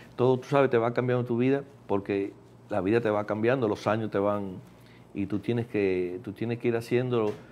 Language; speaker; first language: Spanish; native; Spanish